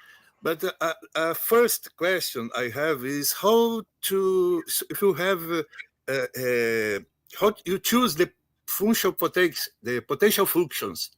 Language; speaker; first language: English; non-native, learner; Portuguese